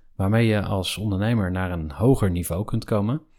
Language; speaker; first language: Dutch; native; Dutch